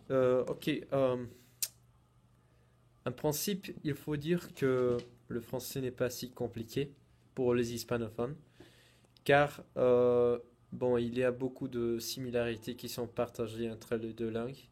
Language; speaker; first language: French; non-native, fluent; Spanish